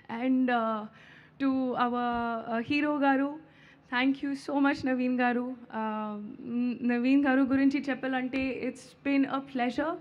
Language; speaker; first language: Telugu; non-native, learner; Hindi